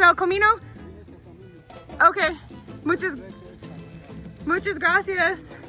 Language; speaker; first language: Spanish; non-native, learner; English